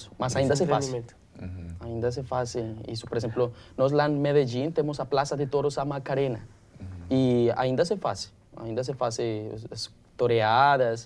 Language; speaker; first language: Portuguese; non-native, learner; Spanish